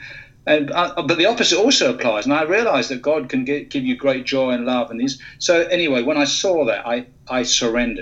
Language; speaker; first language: English; native; English